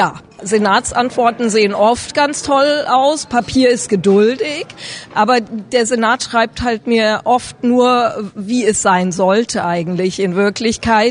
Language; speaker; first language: German; native; German